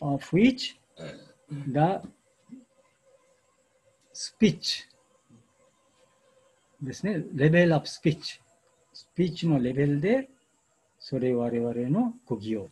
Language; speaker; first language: Japanese; non-native, learner; Bangla